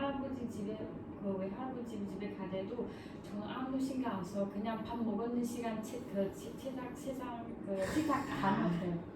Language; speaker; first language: Korean; non-native, learner; Chinese